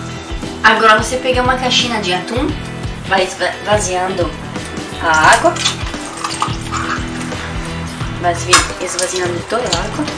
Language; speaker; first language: Portuguese; non-native, learner; French